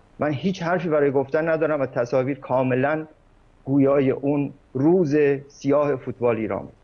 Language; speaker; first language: Persian; native; Persian